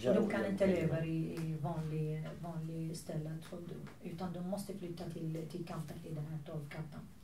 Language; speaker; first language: Swedish; non-native, fluent; Arabic